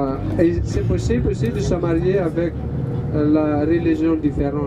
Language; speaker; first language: French; non-native, learner; Balinese